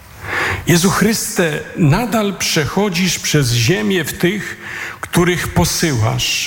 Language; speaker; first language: Polish; native; Polish